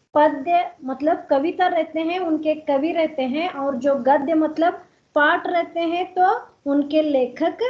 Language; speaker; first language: Hindi; non-native, local second language; Kannada